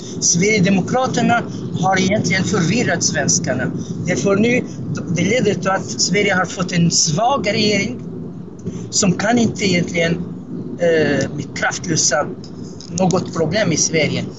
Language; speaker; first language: Swedish; non-native, fluent; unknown